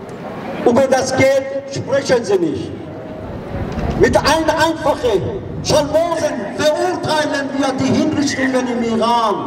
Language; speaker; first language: German; non-native, fluent; Persian